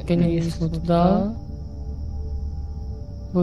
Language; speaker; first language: English; non-native, local second language; Filipino